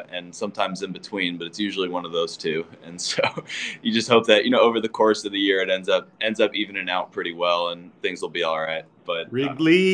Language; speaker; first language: English; native; English